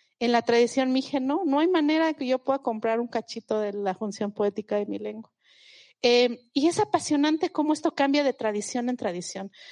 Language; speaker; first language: Spanish; non-native, local second language; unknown